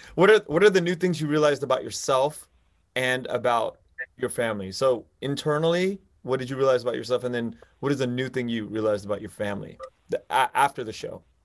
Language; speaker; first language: English; early bilingual, other home language; Vietnamese